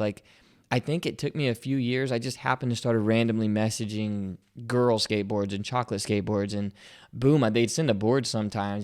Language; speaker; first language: English; native; English